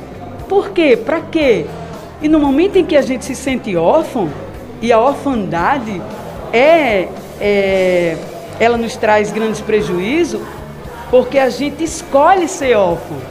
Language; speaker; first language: Portuguese; native; Portuguese